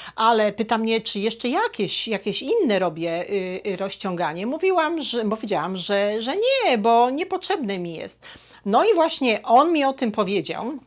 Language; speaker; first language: Polish; native; Polish